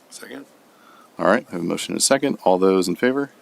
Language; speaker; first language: English; native; English